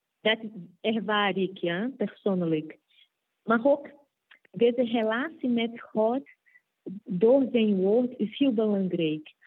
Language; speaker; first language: Dutch; non-native, fluent; Portuguese